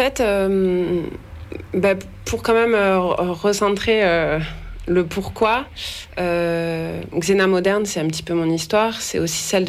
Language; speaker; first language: French; native; French